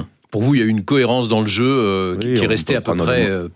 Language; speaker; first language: French; native; French